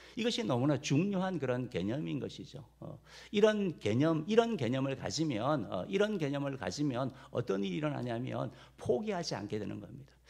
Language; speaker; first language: Korean; native; Korean